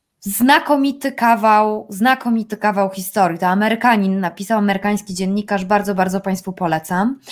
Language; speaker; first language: Polish; native; Polish